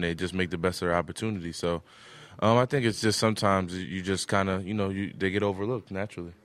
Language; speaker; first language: English; early bilingual, other home language; Spanish